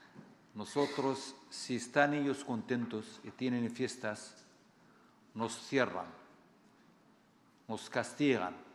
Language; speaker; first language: Spanish; non-native, fluent; Arabic